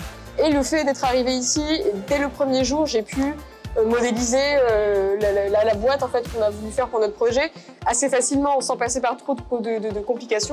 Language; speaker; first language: French; native; French